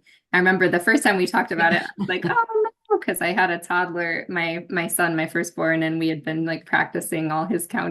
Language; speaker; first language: English; native; English